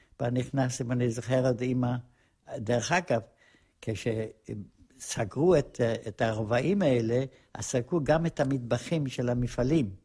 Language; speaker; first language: Hebrew; non-native, fluent; Polish